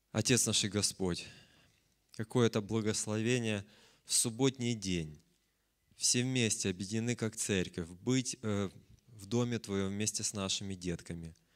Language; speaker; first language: Russian; native; Russian